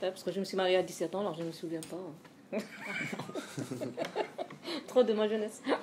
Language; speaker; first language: French; non-native, learner; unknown